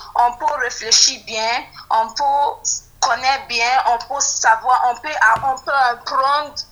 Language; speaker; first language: French; non-native, learner; Yoruba